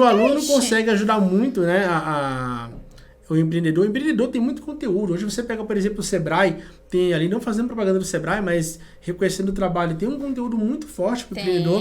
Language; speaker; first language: Portuguese; native; Portuguese